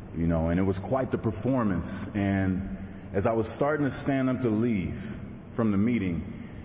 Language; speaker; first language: English; native; English